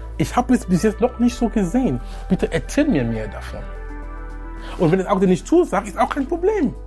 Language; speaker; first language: German; non-native, fluent; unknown